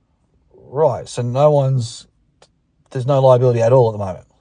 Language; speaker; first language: English; native; English